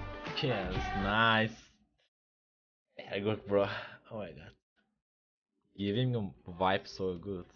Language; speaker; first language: English; non-native, learner; Turkish